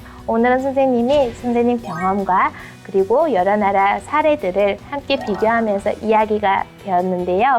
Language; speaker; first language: Korean; non-native, fluent; Mongolian